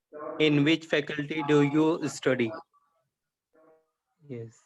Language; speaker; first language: English; non-native, learner; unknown